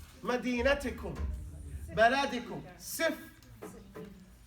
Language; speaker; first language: Arabic; non-native, fluent; English